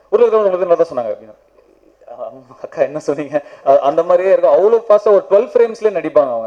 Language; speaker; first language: Tamil; native; Tamil